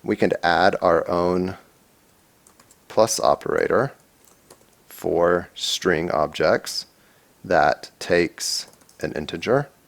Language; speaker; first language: English; native; English